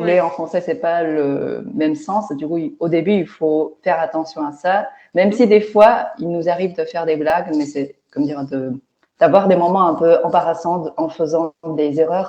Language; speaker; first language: French; non-native, fluent; Chinese